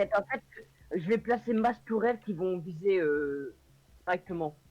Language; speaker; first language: French; native; French